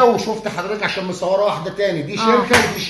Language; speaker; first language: Arabic; native; Arabic